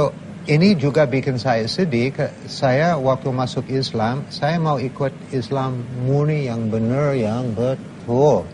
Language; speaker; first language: Indonesian; non-native, learner; English